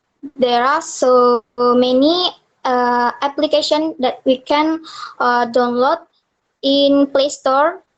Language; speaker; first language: English; non-native, learner; Indonesian